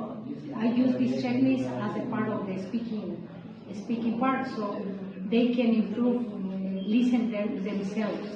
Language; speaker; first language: English; non-native, fluent; Spanish